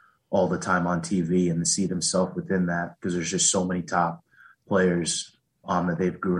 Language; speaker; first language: English; native; English